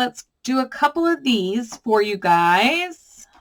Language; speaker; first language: English; native; English